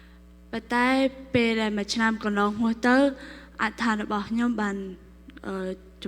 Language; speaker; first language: Khmer; non-native, local second language; Korean